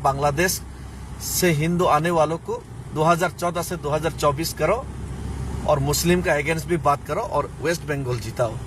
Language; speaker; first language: Hindi; non-native, local second language; Kok Borok